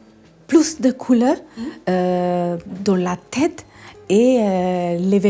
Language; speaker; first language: French; non-native, learner; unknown